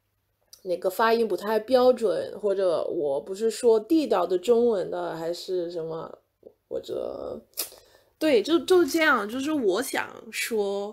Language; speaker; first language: Chinese; non-native, fluent; English